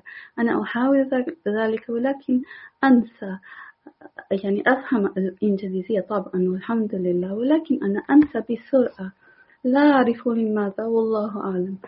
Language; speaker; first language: Arabic; non-native, learner; English